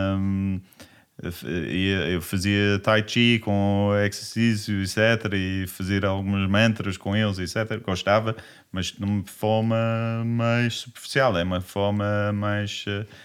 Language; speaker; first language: Portuguese; non-native, learner; English